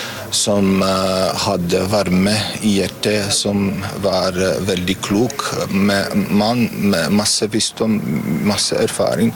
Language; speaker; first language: Norwegian; non-native, fluent; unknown